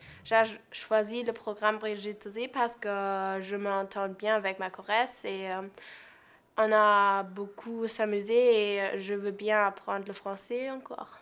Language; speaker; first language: French; non-native, learner; German